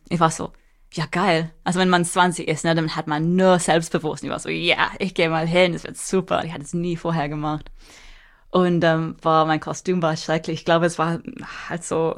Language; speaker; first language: German; non-native, fluent; English